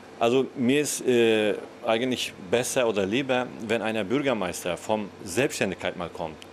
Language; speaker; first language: German; non-native, fluent; Turkish